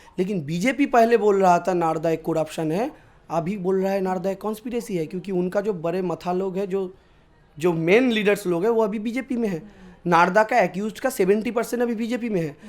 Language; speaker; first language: Hindi; non-native, local second language; Bangla